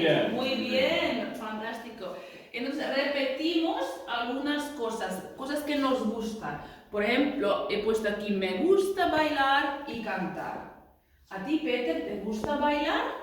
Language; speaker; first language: Spanish; non-native, fluent; Estonian